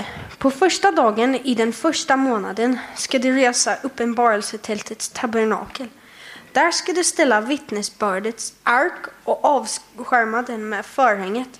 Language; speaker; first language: Swedish; native; Swedish